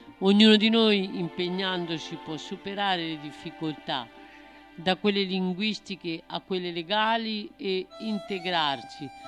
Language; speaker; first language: Italian; native; Italian